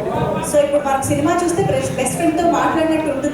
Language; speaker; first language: Telugu; native; Telugu